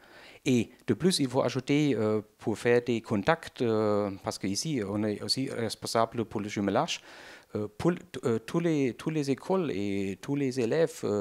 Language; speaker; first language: French; non-native, fluent; German